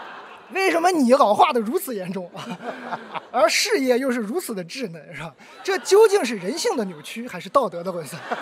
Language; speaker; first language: Chinese; native; Chinese